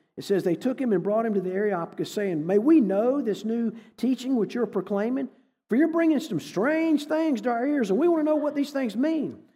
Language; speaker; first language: English; native; English